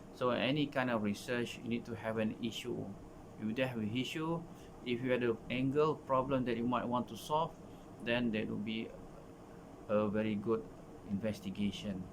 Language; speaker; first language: English; non-native, local second language; Malay